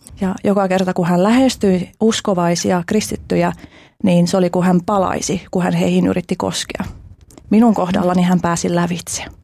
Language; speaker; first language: Finnish; early bilingual, other home language; Albanian